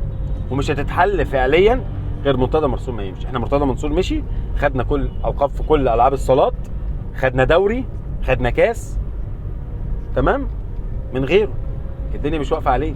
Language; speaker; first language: Arabic; native; Arabic